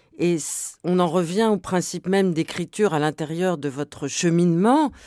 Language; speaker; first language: French; native; French